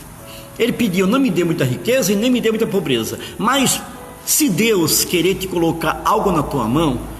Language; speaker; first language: Portuguese; native; Portuguese